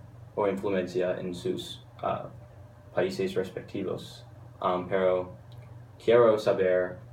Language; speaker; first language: Spanish; non-native, learner; English